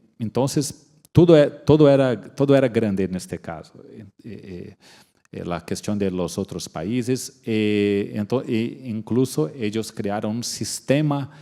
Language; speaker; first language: Spanish; non-native, fluent; Portuguese